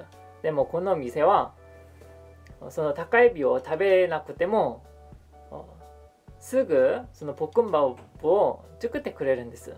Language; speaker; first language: Japanese; non-native, fluent; Korean